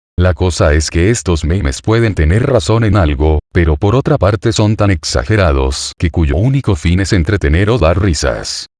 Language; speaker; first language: Spanish; native; Spanish